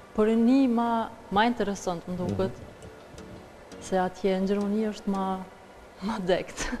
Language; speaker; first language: Albanian; early bilingual, heritage; Albanian